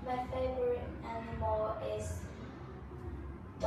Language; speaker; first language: English; non-native, learner; Vietnamese